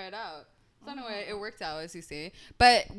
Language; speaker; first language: English; early bilingual, other home language; Spanish